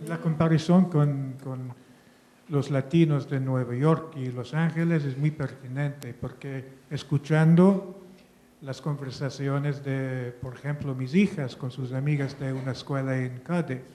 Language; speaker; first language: Spanish; non-native, fluent; English